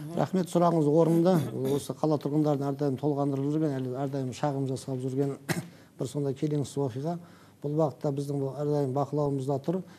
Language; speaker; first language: Kazakh; native; Kazakh